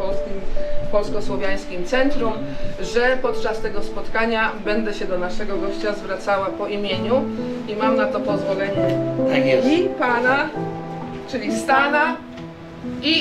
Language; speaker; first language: Polish; native; Polish